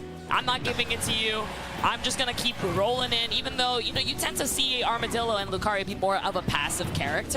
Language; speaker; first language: English; native; English